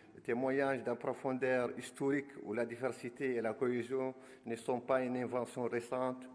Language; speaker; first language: French; non-native, local second language; Arabic